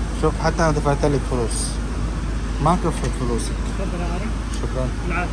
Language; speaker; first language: Arabic; non-native, fluent; Urdu